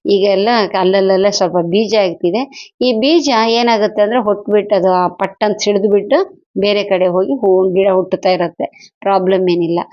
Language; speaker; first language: Kannada; native; Kannada